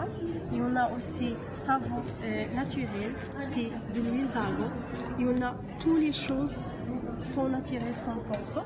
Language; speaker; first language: French; non-native, local second language; Arabic